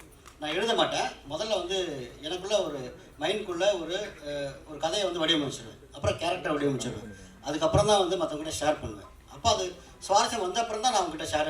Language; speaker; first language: Tamil; native; Tamil